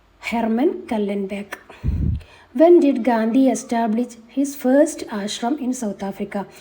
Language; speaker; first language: English; non-native, local second language; Malayalam